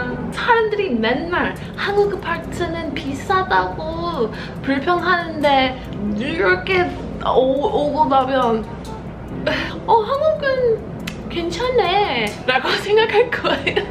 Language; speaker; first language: Korean; non-native, fluent; English